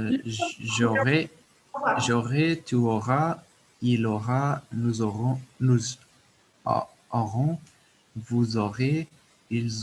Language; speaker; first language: French; non-native, learner; Portuguese